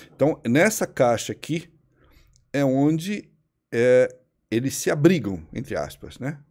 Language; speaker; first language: Portuguese; native; Portuguese